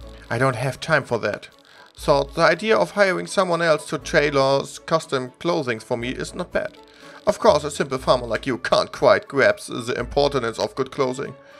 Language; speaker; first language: English; non-native, fluent; German